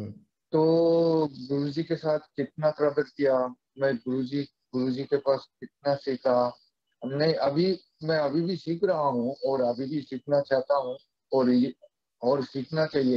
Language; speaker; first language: Hindi; non-native, fluent; Japanese